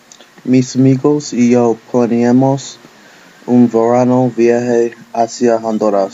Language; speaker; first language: Spanish; non-native, learner; English